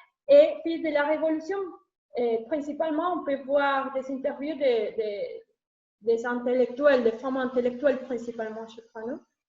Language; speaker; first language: French; non-native, learner; Spanish